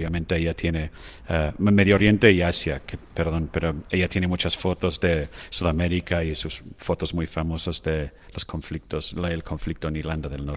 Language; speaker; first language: Spanish; non-native, fluent; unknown